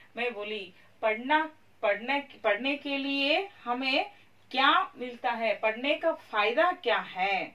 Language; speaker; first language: Hindi; non-native, local second language; Kannada